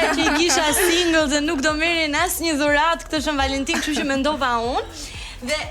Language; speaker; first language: Albanian; native; Albanian